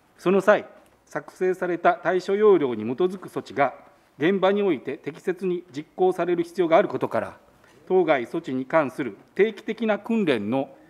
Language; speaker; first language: Japanese; native; Japanese